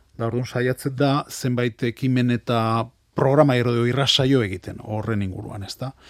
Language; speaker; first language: Basque; non-native, local second language; Spanish